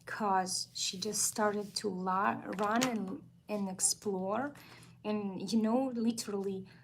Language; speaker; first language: English; non-native, fluent; Russian